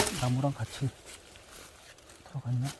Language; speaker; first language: Korean; native; Korean